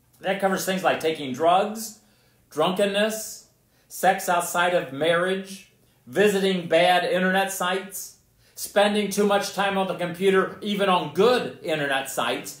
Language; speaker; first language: English; native; English